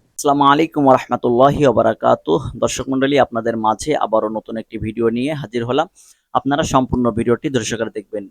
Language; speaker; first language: Bangla; native; Bangla